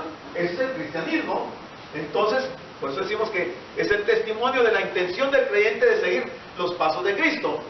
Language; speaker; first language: Spanish; native; Spanish